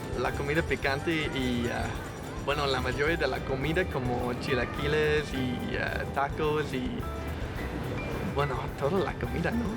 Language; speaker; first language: Spanish; non-native, learner; English